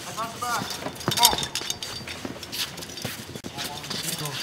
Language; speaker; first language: English; native; English